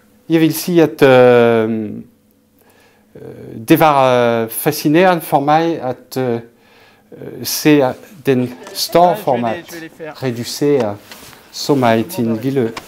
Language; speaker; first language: Danish; non-native, local second language; Kalaallisut